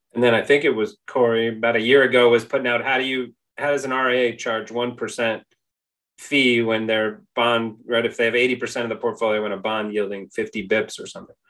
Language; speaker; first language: English; native; English